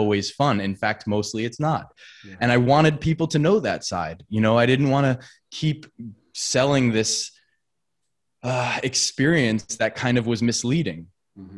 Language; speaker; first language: English; native; English